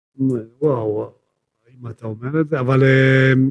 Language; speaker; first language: Hebrew; non-native, fluent; Croatian